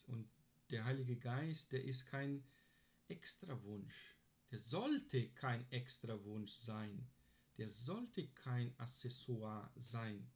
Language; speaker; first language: German; non-native, fluent; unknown